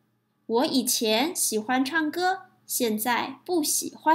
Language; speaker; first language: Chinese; non-native, fluent; English